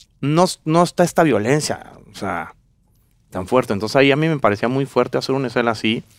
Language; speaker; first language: Spanish; native; Spanish